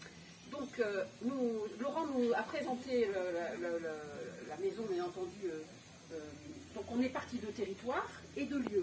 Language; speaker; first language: French; native; French